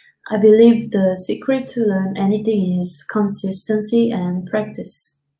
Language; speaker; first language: English; non-native, fluent; Korean